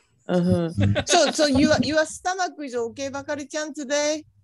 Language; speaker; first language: English; non-native, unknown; Japanese